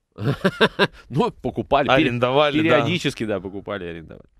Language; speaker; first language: Russian; native; Russian